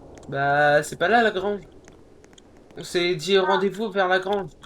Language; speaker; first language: French; native; French